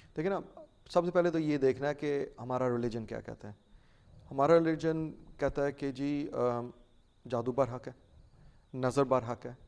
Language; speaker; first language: Urdu; non-native, local second language; Punjabi